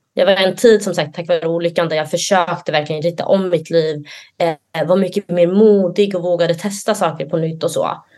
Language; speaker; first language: Swedish; early bilingual, other home language; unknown